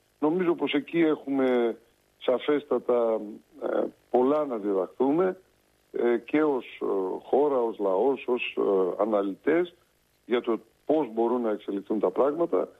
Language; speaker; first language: Greek; native; Greek